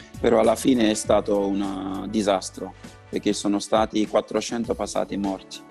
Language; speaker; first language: Italian; non-native, fluent; Wolof